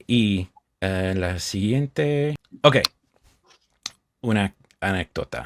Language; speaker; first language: Spanish; non-native, fluent; English